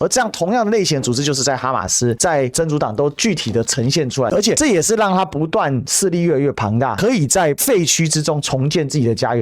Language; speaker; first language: Chinese; native; Chinese